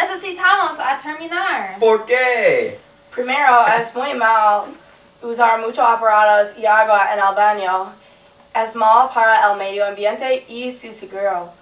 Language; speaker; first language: Spanish; non-native, learner; English